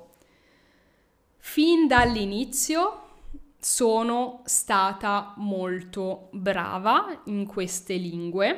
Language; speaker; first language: Italian; native; Italian